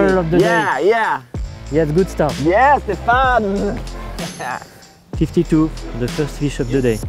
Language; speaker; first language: English; non-native, fluent; French